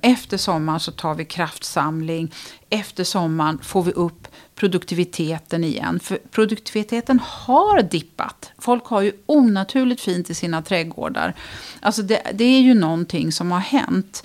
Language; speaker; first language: Swedish; native; Swedish